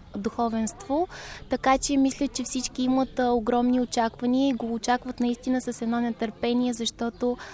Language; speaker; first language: Bulgarian; native; Bulgarian